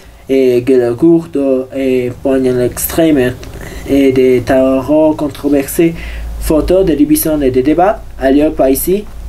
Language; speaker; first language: French; non-native, learner; Spanish